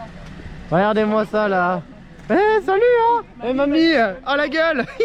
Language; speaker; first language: French; native; French